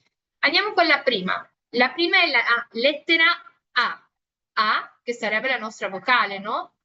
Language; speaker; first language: Italian; non-native, fluent; Spanish